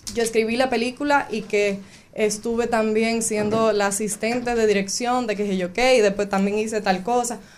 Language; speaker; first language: Spanish; native; Spanish